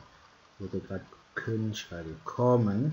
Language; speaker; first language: German; non-native, fluent; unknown